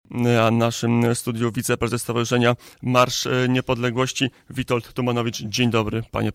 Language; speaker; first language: Polish; native; Polish